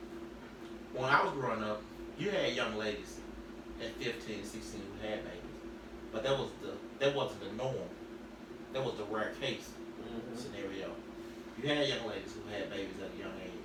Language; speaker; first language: English; native; English